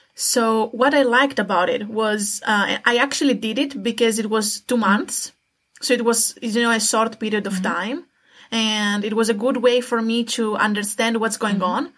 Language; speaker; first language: English; non-native, fluent; Greek